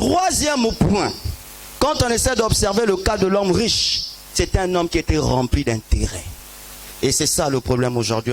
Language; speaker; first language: French; non-native, local second language; Lingala